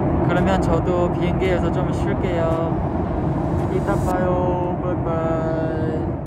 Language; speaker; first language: Korean; non-native, fluent; Chinese